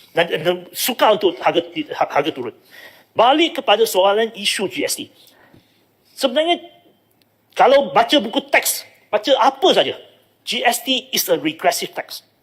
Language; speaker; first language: Malay; non-native, local second language; Chinese